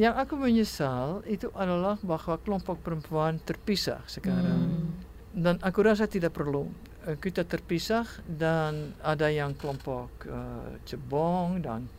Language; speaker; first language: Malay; non-native, fluent; Dutch